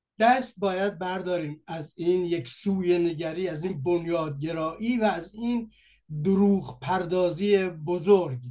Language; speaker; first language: Persian; native; Persian